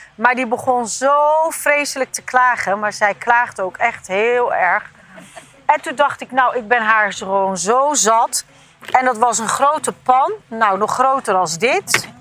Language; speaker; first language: Dutch; early bilingual, other home language; Turkish